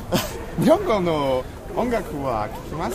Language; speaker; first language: Japanese; non-native, learner; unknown